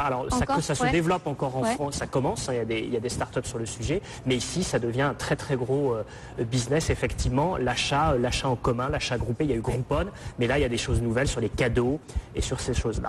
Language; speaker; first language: French; native; French